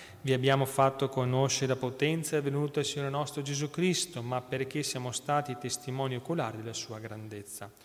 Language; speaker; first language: Italian; native; Italian